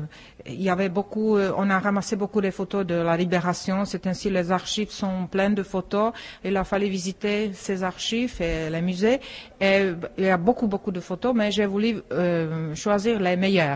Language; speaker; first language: French; non-native, fluent; Czech